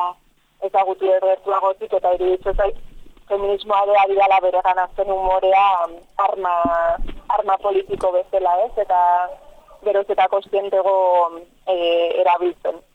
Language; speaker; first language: Basque; native; Basque